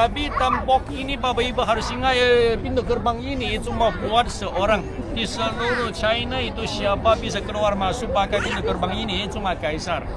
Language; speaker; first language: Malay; non-native, fluent; Chinese